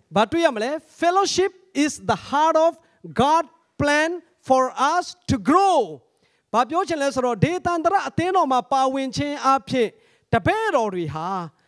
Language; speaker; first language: Burmese; non-native, local second language; Hakha Chin